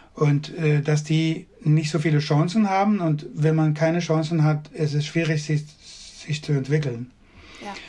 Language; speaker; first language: German; non-native, fluent; Swedish